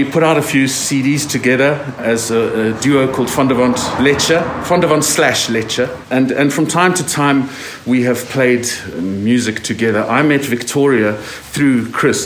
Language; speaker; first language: English; native; English